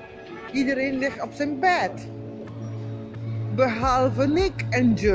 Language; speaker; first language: Dutch; non-native, fluent; Spanish